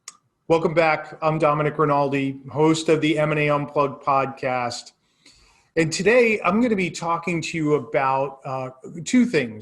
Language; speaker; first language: English; native; English